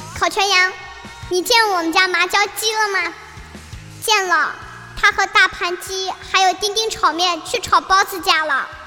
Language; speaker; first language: Chinese; native; Chinese